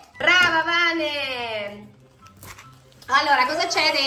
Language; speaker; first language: Italian; native; Italian